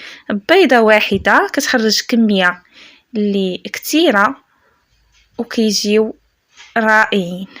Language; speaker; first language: Arabic; native; Arabic